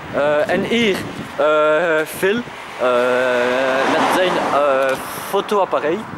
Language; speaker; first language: Dutch; non-native, local second language; French